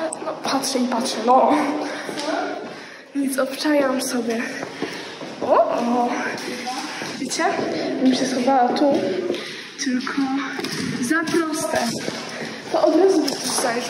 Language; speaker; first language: Polish; native; Polish